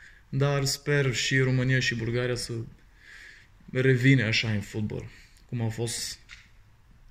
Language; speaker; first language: Romanian; non-native, fluent; Bulgarian